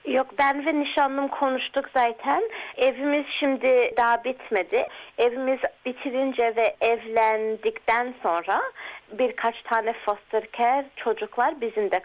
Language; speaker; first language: Turkish; early bilingual, heritage; Turkish